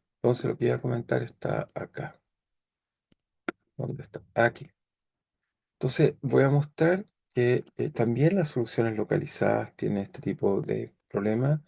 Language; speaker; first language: Spanish; native; Spanish